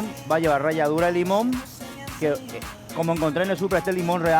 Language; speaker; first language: Spanish; native; Spanish